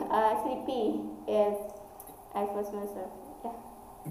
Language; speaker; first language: English; non-native, learner; Indonesian